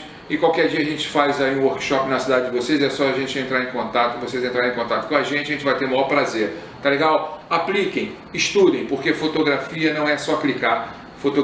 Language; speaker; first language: Portuguese; native; Portuguese